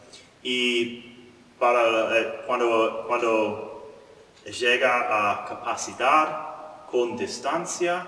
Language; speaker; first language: Spanish; non-native, learner; English